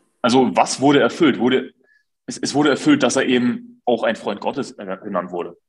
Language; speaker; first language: German; native; German